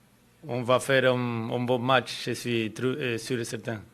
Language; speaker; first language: French; non-native, fluent; Spanish